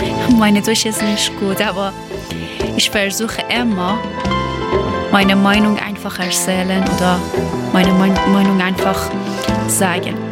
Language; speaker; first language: German; non-native, learner; Persian